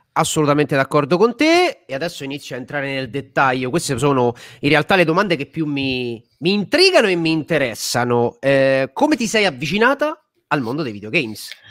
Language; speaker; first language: Italian; native; Italian